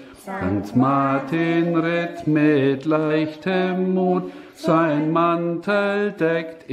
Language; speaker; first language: German; native; German